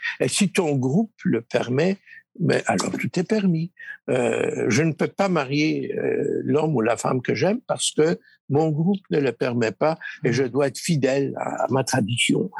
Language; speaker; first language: French; early bilingual, other home language; Polish